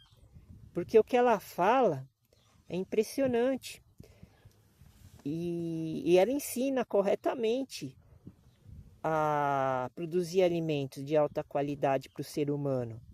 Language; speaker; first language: Portuguese; native; Portuguese